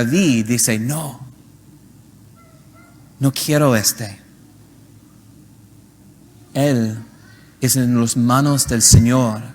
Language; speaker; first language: Spanish; non-native, learner; English